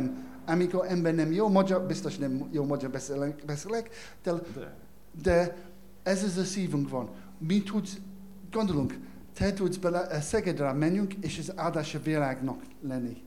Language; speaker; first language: Hungarian; non-native, learner; English